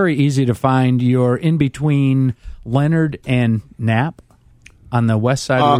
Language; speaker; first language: English; native; English